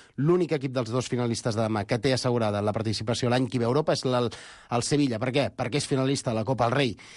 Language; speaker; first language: Catalan; native; Catalan